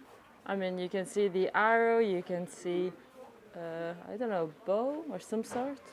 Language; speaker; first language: English; non-native, fluent; French